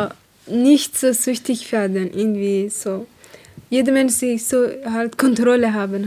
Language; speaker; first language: German; non-native, learner; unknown